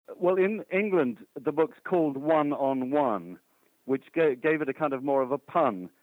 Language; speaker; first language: English; native; English